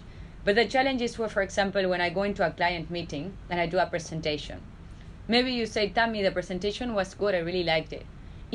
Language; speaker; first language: English; non-native, fluent; Spanish